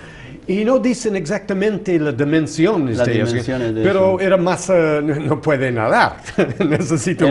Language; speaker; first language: Spanish; non-native, fluent; English